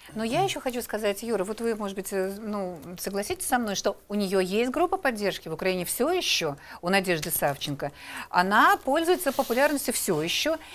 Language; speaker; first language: Russian; native; Russian